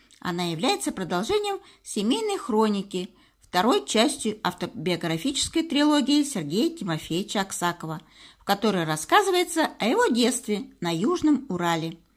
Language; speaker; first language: Russian; native; Russian